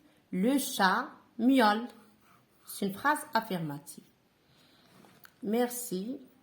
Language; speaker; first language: French; non-native, local second language; Arabic